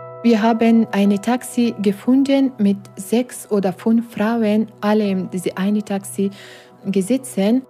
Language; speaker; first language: German; non-native, learner; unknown